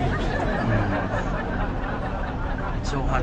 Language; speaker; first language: English; non-native, local second language; Filipino